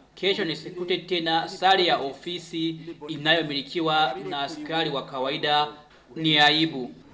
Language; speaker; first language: Swahili; non-native, local second language; Rundi